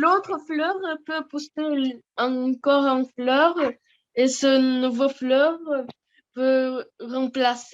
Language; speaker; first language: French; non-native, learner; Russian